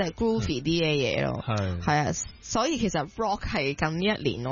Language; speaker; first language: Cantonese; native; Cantonese